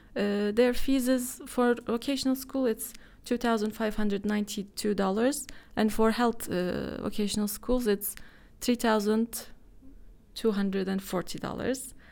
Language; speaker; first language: English; non-native, fluent; Turkish